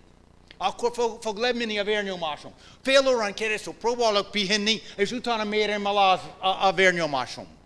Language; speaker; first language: Hungarian; non-native, fluent; English